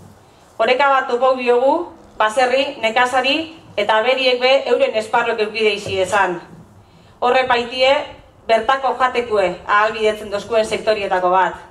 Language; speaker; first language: Basque; native; Basque